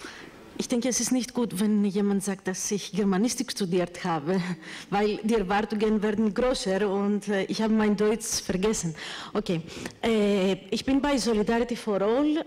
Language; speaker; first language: German; non-native, fluent; Greek